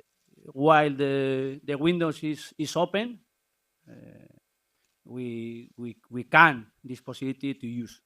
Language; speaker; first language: English; non-native, learner; Spanish